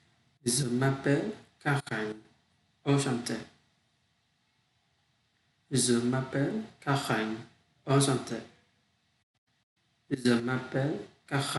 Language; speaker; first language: French; non-native, learner; Vietnamese